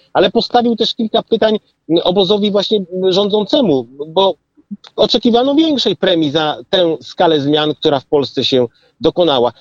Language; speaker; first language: Polish; native; Polish